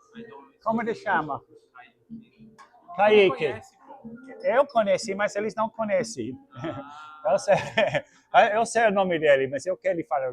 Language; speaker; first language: Portuguese; non-native, learner; English